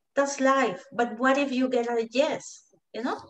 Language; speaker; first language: English; non-native, fluent; Spanish